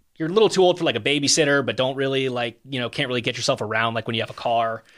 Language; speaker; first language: English; native; English